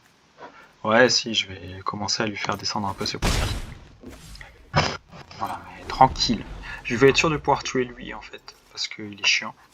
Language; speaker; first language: French; native; French